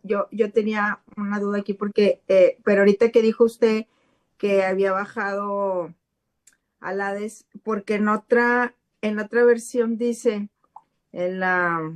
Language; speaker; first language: Spanish; native; Spanish